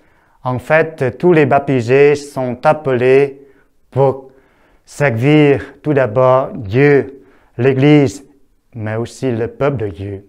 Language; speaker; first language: French; non-native, fluent; Vietnamese